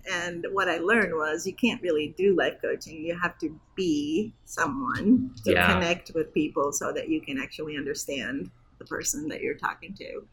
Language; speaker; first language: English; non-native, fluent; Turkish